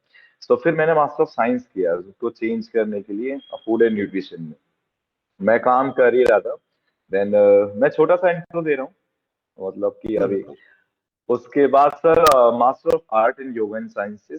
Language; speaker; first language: Hindi; native; Hindi